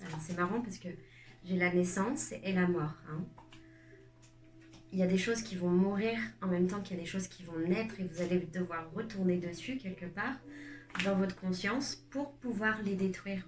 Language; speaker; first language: French; native; French